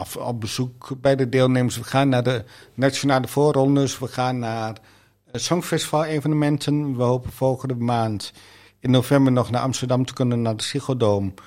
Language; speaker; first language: Dutch; native; Dutch